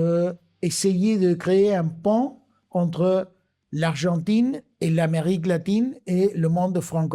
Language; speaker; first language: French; non-native, fluent; Spanish